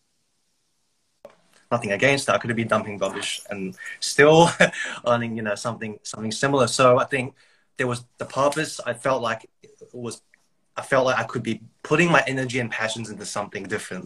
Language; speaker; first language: English; native; English